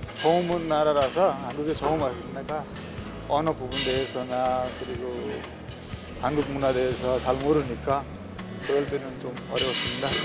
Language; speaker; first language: Korean; non-native, fluent; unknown